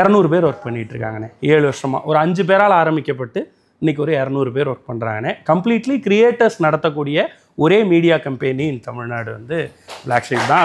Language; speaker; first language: Tamil; native; Tamil